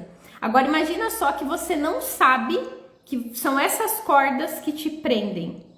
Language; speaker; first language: Portuguese; native; Portuguese